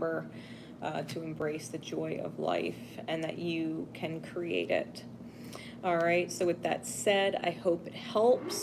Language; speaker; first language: English; native; English